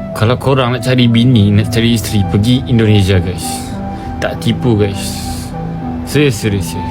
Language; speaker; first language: Malay; native; Malay